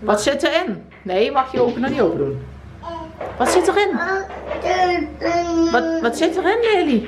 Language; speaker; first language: Dutch; native; Dutch